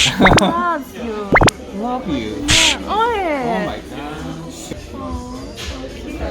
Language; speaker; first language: English; non-native, learner; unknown